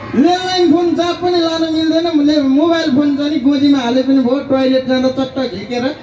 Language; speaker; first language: Nepali; native; Nepali